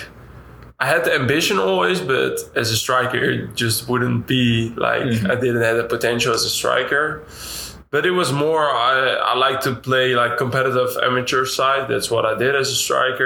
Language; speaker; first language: English; non-native, fluent; Dutch